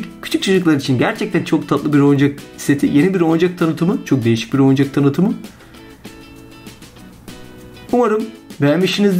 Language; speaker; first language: Turkish; non-native, fluent; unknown